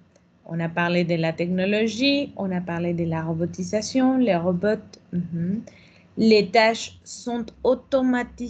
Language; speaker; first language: French; non-native, fluent; Spanish